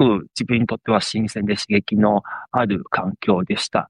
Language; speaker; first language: Japanese; non-native, fluent; Chinese